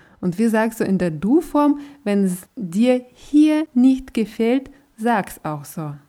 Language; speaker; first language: German; non-native, fluent; Russian